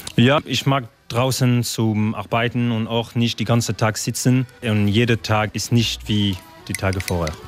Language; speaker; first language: German; non-native, learner; French